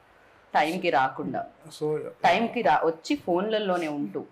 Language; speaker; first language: Telugu; native; Telugu